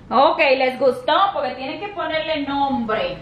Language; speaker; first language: Spanish; native; Spanish